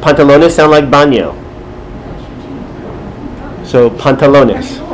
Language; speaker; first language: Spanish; non-native, fluent; English